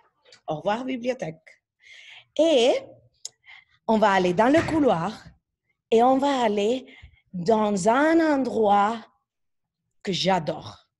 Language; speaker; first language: French; non-native, fluent; Spanish